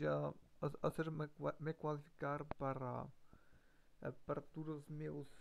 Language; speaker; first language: Portuguese; non-native, learner; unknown